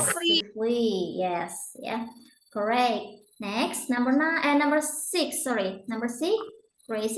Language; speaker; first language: English; non-native, learner; Indonesian